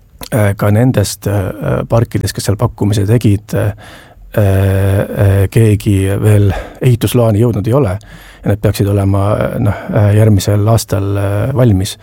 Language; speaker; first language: Estonian; native; Estonian